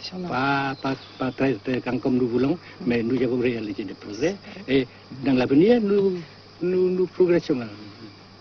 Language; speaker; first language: French; non-native, local second language; Vietnamese